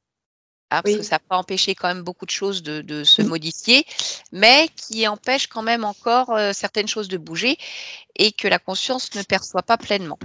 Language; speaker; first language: French; native; French